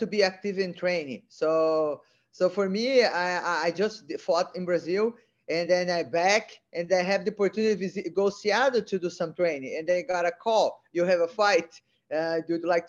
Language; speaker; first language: English; non-native, learner; Portuguese